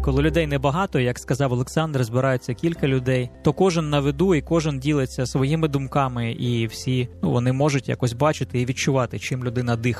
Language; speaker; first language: Ukrainian; native; Ukrainian